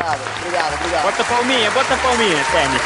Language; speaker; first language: Portuguese; native; Portuguese